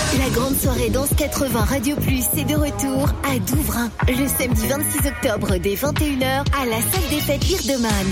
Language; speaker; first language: French; native; French